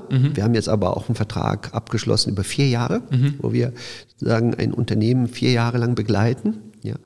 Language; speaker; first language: German; early bilingual, other home language; Polish